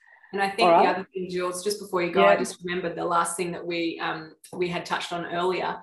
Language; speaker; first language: English; native; English